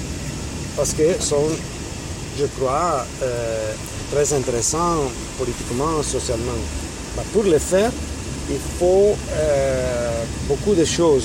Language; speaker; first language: French; non-native, fluent; Italian